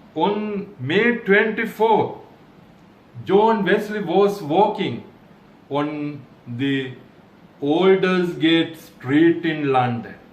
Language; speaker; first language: English; non-native, local second language; Sinhala